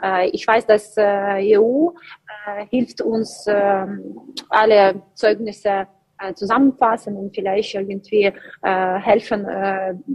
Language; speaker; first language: German; non-native, learner; Ukrainian